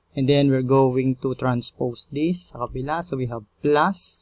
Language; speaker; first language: English; non-native, local second language; Filipino